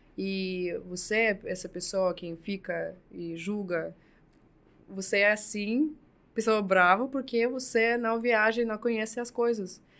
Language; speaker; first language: Portuguese; non-native, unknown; Russian